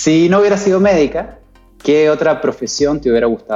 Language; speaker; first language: Spanish; native; Spanish